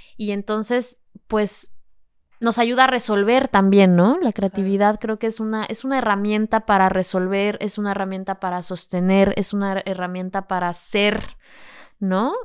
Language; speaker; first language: Spanish; native; Spanish